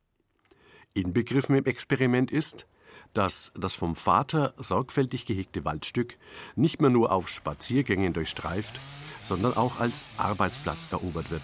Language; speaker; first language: German; native; German